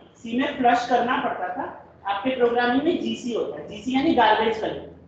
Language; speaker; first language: Hindi; non-native, local second language; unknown